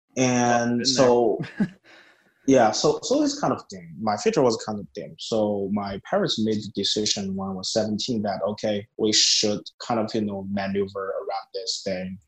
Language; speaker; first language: English; non-native, fluent; Chinese